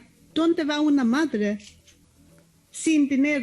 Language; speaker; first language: Spanish; early bilingual, heritage; Spanish